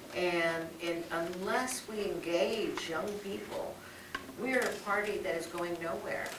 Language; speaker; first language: English; native; English